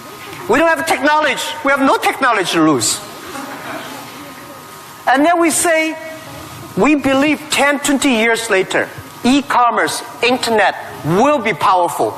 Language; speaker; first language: English; non-native, fluent; Chinese